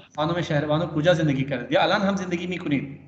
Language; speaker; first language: Persian; non-native, fluent; Urdu